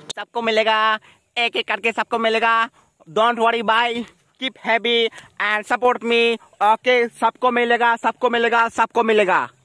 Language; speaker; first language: Hindi; non-native, local second language; Bangla